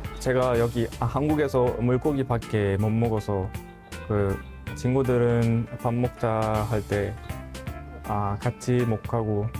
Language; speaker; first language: Korean; non-native, fluent; Uzbek